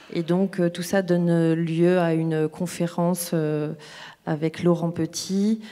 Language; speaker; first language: French; native; French